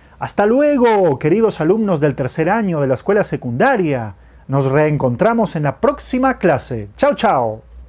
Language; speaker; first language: Spanish; non-native, fluent; Portuguese